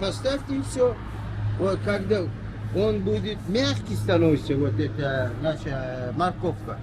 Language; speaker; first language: Russian; non-native, learner; Uzbek